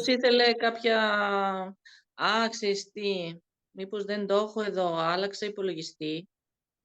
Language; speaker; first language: Greek; native; Greek